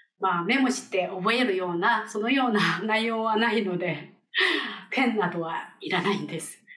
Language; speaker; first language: Japanese; non-native, fluent; Korean